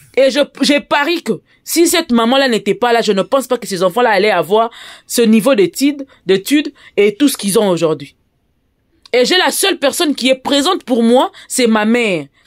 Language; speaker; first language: French; non-native, local second language; Lingala